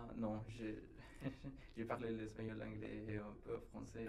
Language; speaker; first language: French; non-native, learner; Spanish